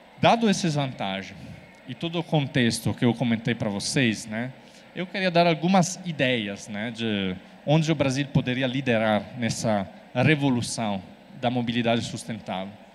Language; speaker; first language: Portuguese; non-native, fluent; Italian